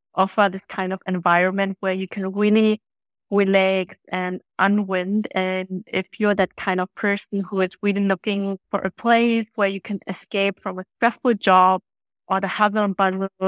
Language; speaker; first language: English; non-native, fluent; German